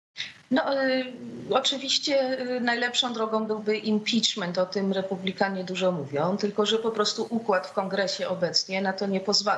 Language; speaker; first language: Polish; native; Polish